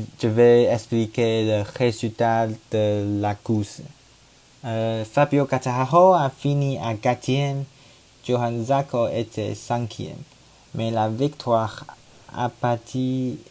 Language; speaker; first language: French; non-native, learner; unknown